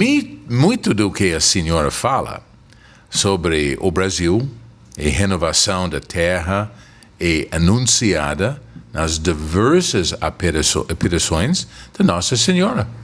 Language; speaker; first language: Portuguese; non-native, fluent; English